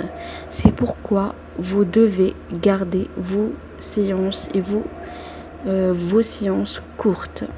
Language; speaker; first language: French; non-native, local second language; Arabic